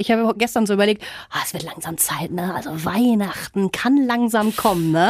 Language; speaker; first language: German; native; German